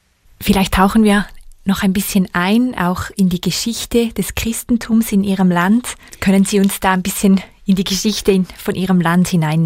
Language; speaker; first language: German; native; German